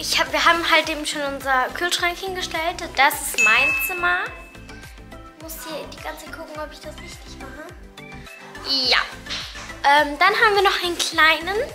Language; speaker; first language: German; early bilingual, other home language; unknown